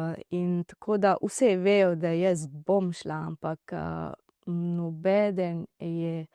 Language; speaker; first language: Slovenian; non-native, learner; Divehi